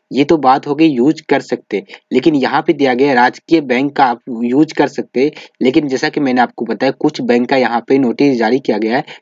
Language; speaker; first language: Hindi; native; Hindi